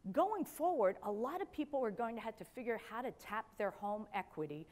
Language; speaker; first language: English; native; English